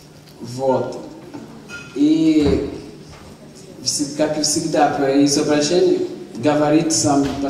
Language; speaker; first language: Russian; native; Russian